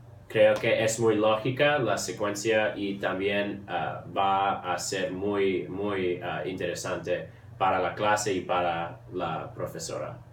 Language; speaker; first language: Spanish; early bilingual, heritage; English